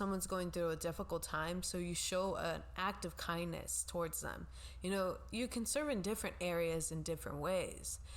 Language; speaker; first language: English; non-native, local second language; Spanish